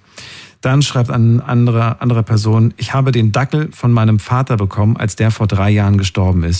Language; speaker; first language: German; native; German